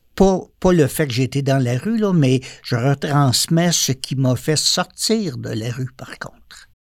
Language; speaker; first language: French; native; French